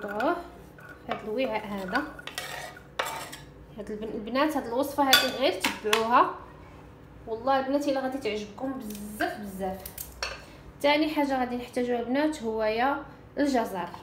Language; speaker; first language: Arabic; native; Arabic